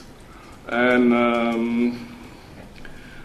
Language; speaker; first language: English; non-native, local second language; Malay